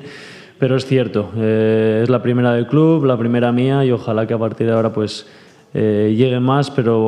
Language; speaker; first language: Spanish; native; Spanish